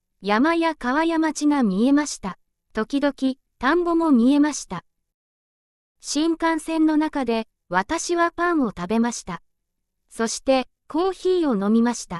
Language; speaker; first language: Japanese; non-native, fluent; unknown